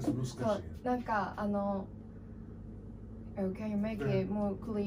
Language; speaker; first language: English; non-native, learner; Japanese